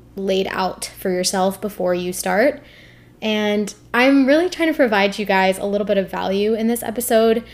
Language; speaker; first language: English; early bilingual, other home language; Hindi